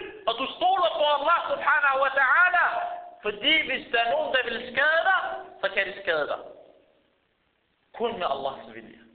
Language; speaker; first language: Danish; early bilingual, other home language; Arabic